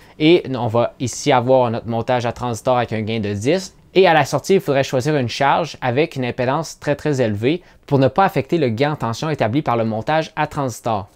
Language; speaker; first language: French; native; French